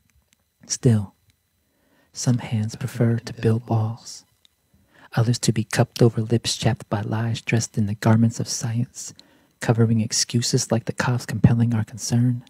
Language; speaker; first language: English; native; English